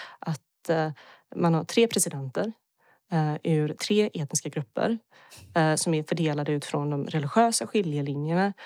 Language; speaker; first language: Swedish; early bilingual, other home language; Bosnian